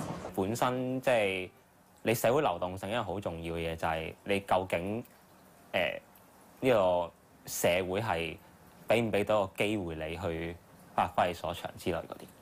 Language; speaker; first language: Chinese; non-native, local second language; Cantonese